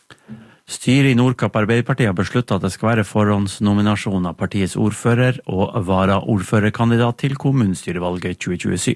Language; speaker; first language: Norwegian; native; Norwegian